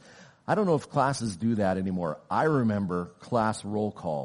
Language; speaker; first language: English; native; English